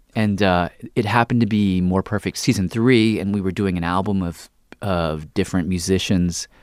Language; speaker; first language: English; native; English